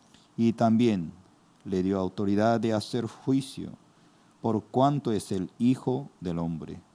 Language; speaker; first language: Spanish; non-native, fluent; Korean